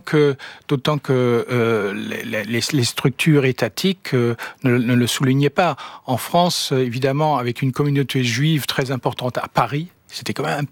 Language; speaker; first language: French; non-native, fluent; German